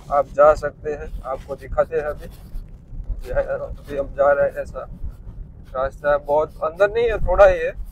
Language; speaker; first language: Hindi; non-native, local second language; Gujarati